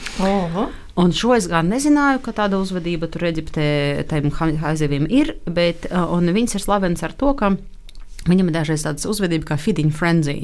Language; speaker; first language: Latvian; non-native, local second language; Russian